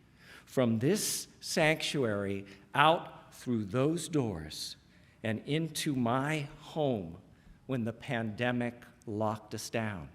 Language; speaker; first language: English; native; English